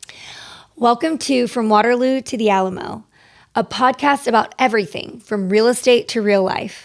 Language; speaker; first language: English; native; English